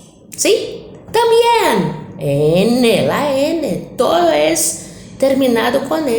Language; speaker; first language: Spanish; non-native, fluent; Portuguese